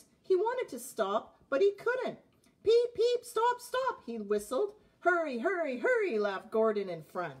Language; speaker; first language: English; native; English